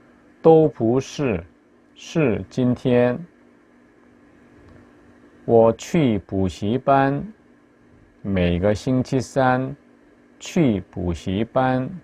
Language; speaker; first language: Chinese; non-native, fluent; Korean